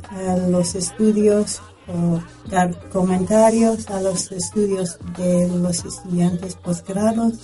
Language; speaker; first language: Spanish; non-native, fluent; English